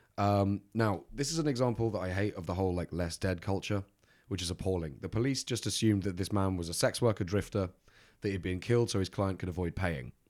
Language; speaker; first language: English; native; English